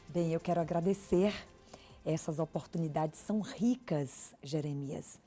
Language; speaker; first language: Portuguese; native; Portuguese